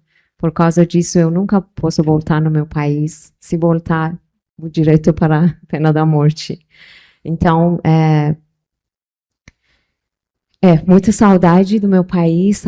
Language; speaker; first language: Portuguese; non-native, local second language; Persian